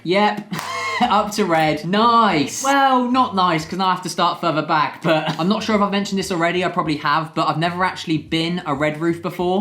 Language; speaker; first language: English; native; English